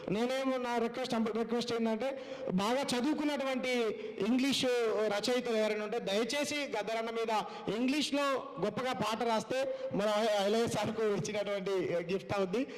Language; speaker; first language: Telugu; native; Telugu